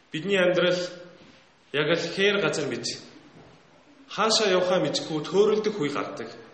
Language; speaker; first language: Mongolian; native; Mongolian